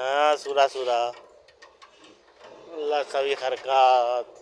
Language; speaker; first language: Arabic; non-native, learner; Punjabi